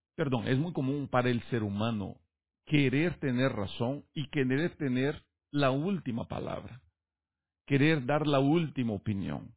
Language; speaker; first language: Spanish; native; Spanish